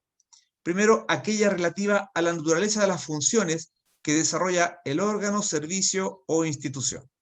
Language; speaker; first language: Spanish; native; Spanish